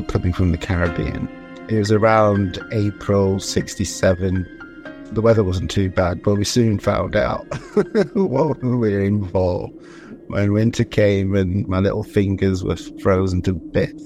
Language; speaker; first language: English; early bilingual, other home language; Jamaican Creole English